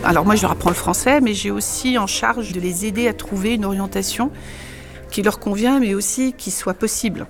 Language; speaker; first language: French; native; French